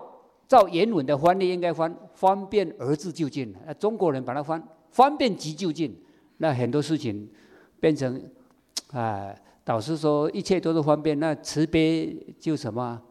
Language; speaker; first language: Chinese; native; Chinese